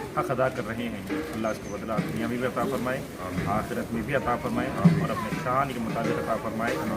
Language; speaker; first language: Urdu; native; Urdu